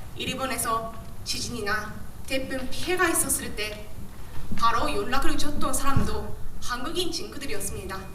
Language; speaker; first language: Korean; non-native, fluent; Japanese